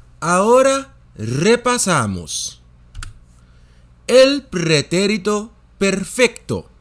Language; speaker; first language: Spanish; non-native, fluent; Dutch